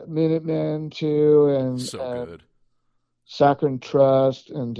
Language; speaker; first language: English; native; English